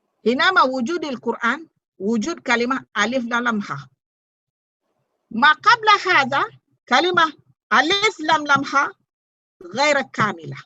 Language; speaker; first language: Arabic; non-native, fluent; Malay